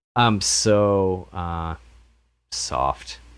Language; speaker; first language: English; native; English